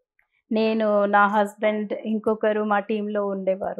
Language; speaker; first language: Telugu; non-native, learner; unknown